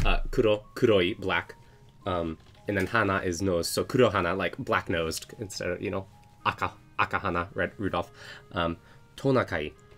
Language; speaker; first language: English; native; English